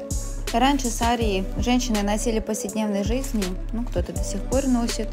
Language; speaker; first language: Russian; native; Russian